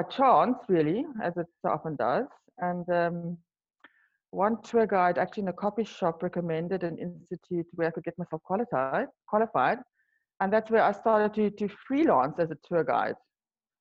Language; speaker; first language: English; non-native, local second language; Afrikaans